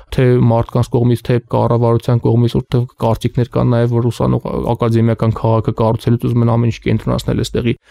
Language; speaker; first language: Armenian; native; Armenian